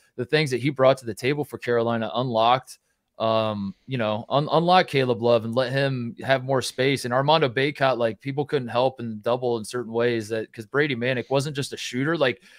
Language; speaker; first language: English; native; English